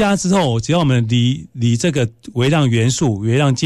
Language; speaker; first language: Chinese; native; Chinese